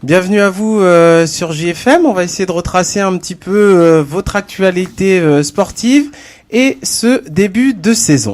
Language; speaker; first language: French; native; French